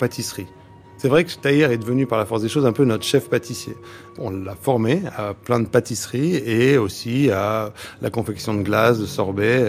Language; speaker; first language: French; native; French